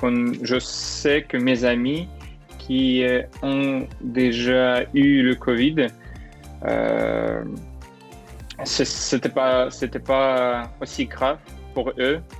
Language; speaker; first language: French; non-native, learner; Russian